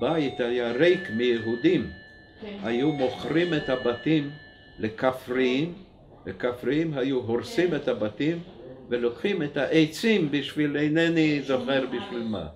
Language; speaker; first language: Hebrew; non-native, fluent; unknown